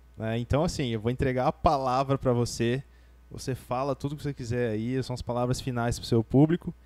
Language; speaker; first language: Portuguese; native; Portuguese